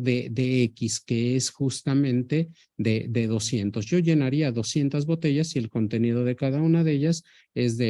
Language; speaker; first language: Spanish; native; Spanish